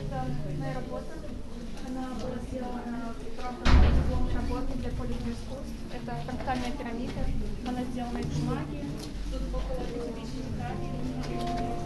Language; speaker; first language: Russian; native; Russian